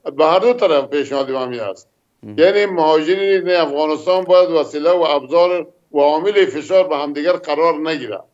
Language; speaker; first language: Persian; native; Persian